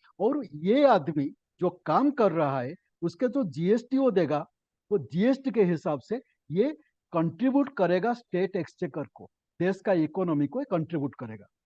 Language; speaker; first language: Hindi; non-native, local second language; Odia